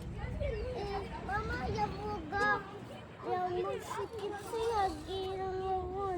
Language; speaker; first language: Kinyarwanda; early bilingual, heritage; Kinyarwanda